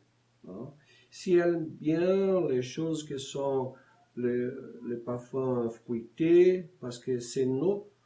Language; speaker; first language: French; non-native, learner; Portuguese